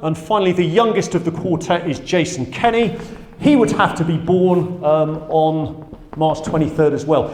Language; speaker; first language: English; native; English